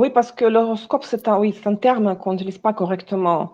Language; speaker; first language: French; non-native, fluent; Russian